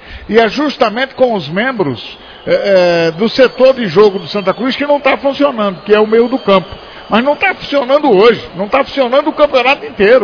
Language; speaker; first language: Portuguese; native; Portuguese